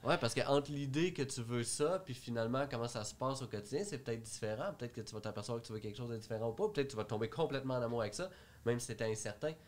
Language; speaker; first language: French; native; French